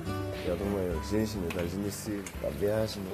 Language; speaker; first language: Russian; non-native, fluent; Korean